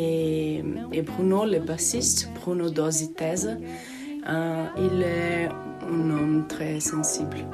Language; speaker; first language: French; non-native, learner; Portuguese